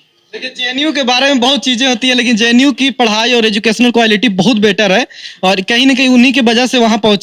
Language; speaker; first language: Hindi; native; Hindi